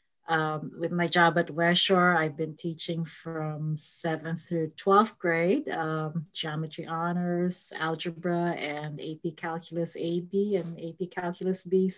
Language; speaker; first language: English; non-native, local second language; Filipino